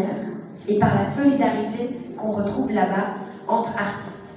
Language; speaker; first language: French; native; French